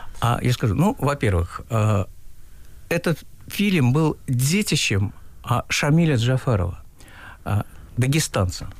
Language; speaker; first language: Russian; non-native, local second language; Uzbek